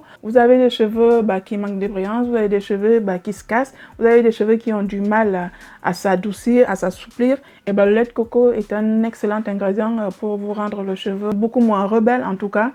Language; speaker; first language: French; native; French